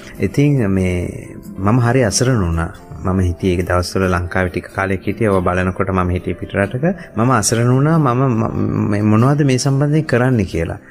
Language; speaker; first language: Sinhala; non-native, local second language; Tamil